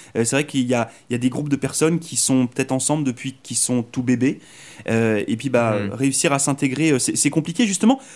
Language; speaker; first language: French; native; French